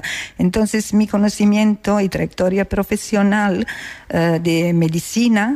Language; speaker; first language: Spanish; non-native, learner; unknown